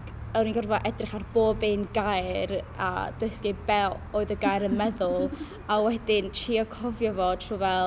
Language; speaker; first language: Welsh; non-native, local second language; English